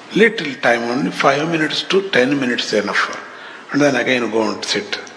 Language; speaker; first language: English; non-native, local second language; Telugu